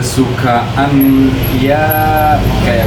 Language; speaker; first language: Indonesian; non-native, fluent; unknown